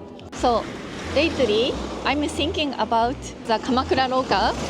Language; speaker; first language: English; non-native, learner; Japanese